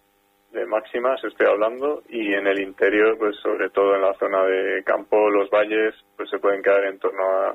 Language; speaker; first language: Spanish; native; Spanish